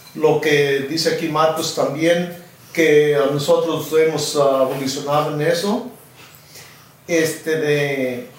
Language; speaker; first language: Spanish; native; Spanish